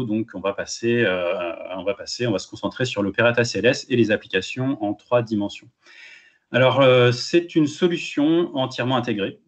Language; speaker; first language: French; native; French